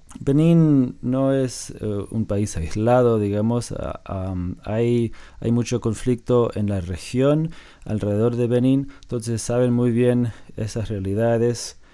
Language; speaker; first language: Spanish; non-native, fluent; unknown